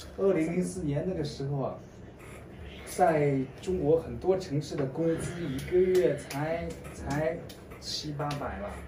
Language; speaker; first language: Chinese; native; Chinese